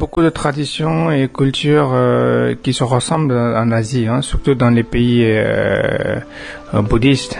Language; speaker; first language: French; non-native, fluent; Tibetan